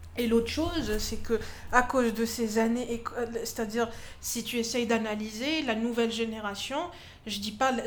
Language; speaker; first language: French; non-native, local second language; Arabic